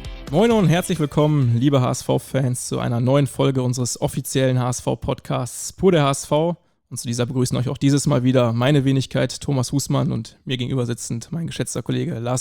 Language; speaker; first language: German; native; German